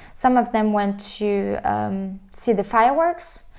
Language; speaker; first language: English; non-native, fluent; French